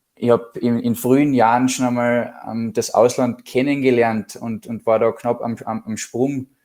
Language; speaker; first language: German; native; German